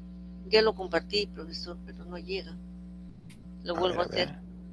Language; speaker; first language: Spanish; native; Spanish